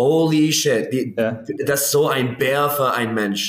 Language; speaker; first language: German; non-native, learner; English